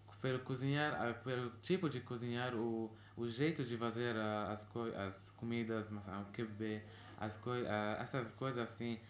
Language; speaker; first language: Portuguese; early bilingual, heritage; Portuguese